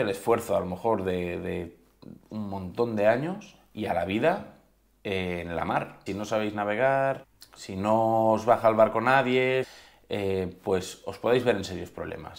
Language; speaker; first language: Spanish; native; Spanish